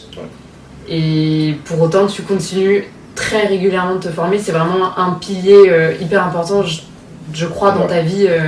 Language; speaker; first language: French; native; French